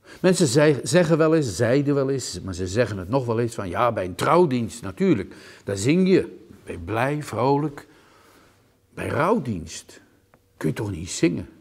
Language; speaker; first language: Dutch; native; Dutch